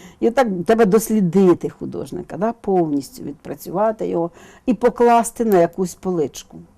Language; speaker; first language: Ukrainian; native; Ukrainian